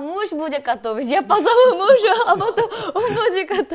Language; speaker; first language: Russian; non-native, fluent; Korean